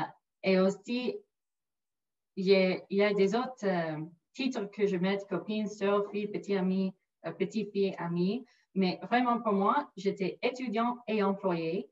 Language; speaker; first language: French; non-native, local second language; English